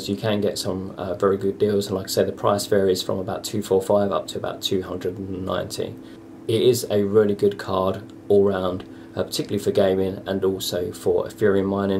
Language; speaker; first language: English; native; English